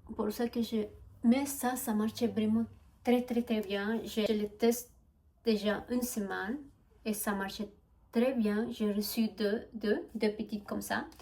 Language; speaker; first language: French; non-native, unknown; Spanish